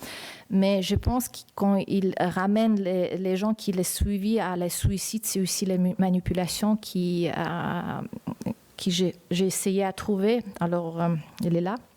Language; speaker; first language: French; non-native, fluent; Uzbek